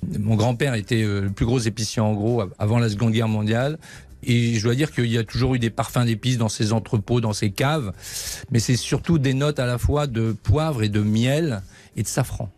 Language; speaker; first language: French; native; French